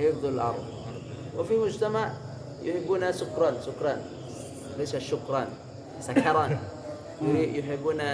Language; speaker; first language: Arabic; non-native, fluent; Indonesian